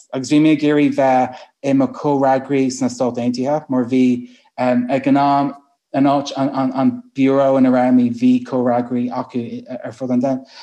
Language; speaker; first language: Irish; non-native, local second language; English